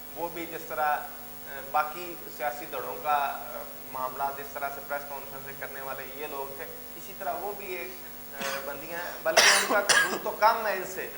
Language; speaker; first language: Urdu; non-native, local second language; Punjabi